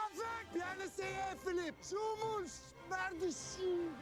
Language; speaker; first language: French; native; French